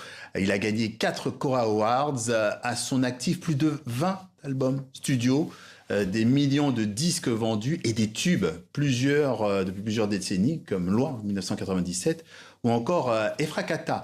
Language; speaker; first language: French; native; French